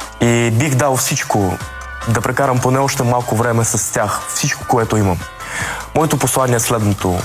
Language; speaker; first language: Bulgarian; early bilingual, other home language; Russian